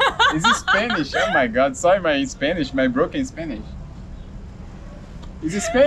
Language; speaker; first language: English; non-native, learner; Portuguese